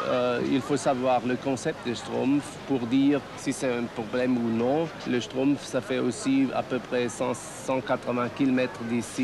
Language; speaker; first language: French; non-native, fluent; German